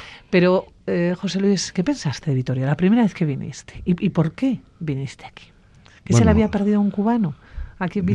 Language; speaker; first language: Spanish; native; Spanish